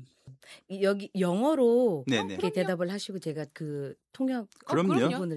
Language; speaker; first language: Korean; non-native, fluent; Filipino